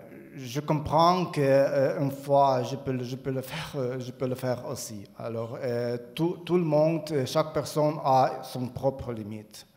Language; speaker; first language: French; non-native, learner; Ukrainian